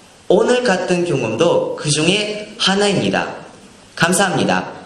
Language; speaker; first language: Korean; non-native, learner; Russian